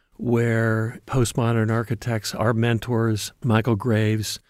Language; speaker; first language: English; native; English